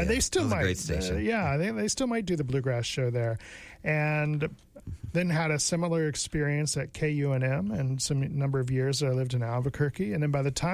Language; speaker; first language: English; native; English